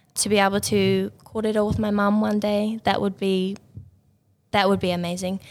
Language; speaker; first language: English; native; English